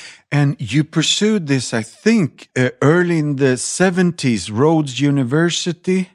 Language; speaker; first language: English; non-native, fluent; Swedish